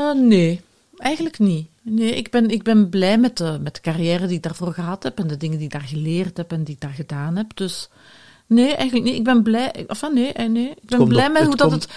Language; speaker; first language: Dutch; native; Dutch